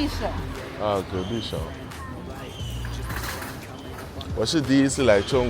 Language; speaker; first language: Chinese; non-native, fluent; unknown